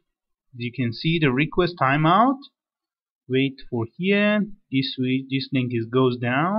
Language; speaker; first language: English; non-native, fluent; Persian